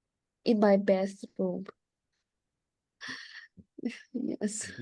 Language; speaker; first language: English; non-native, learner; Vietnamese